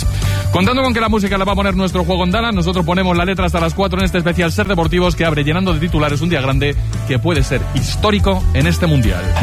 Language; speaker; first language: Spanish; native; Spanish